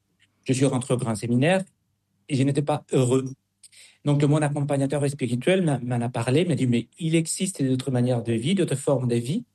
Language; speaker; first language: French; non-native, fluent; Spanish